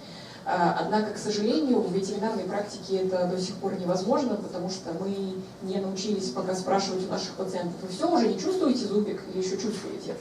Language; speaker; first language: Russian; native; Russian